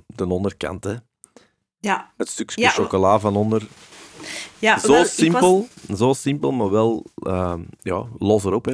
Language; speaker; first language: Dutch; native; Dutch